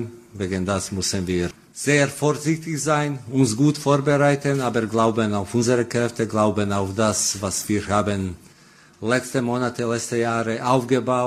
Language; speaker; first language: German; non-native, fluent; Croatian